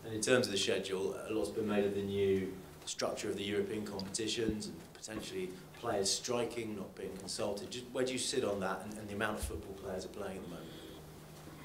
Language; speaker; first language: English; native; English